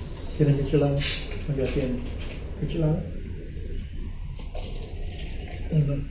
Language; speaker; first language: Spanish; non-native, learner; English